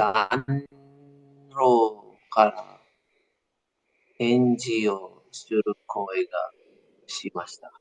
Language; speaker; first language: Japanese; non-native, learner; English